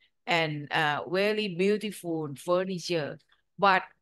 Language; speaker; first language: English; non-native, fluent; Thai